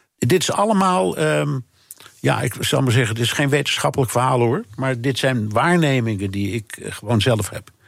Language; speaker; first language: Dutch; native; Dutch